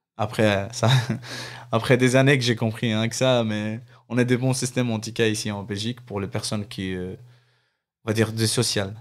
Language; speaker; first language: French; non-native, fluent; Arabic